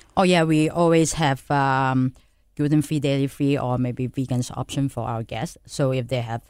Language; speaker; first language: English; non-native, local second language; Cantonese